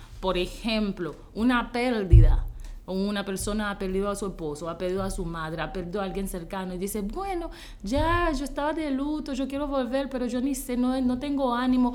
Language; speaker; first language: Spanish; non-native, fluent; Haitian Creole